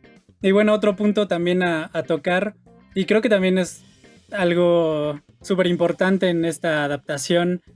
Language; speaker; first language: Spanish; native; Spanish